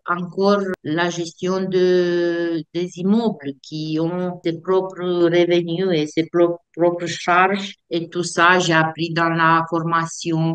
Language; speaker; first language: French; non-native, fluent; Romanian